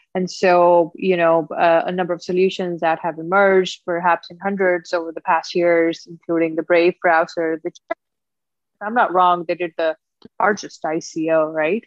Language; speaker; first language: English; non-native, local second language; Punjabi